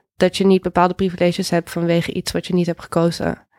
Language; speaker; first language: Dutch; native; Dutch